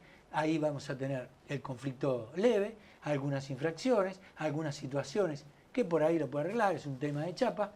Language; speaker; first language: Spanish; native; Spanish